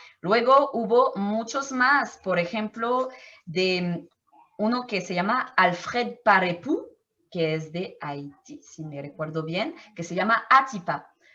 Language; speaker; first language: Spanish; non-native, fluent; French